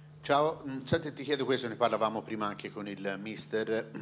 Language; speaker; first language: Italian; native; Italian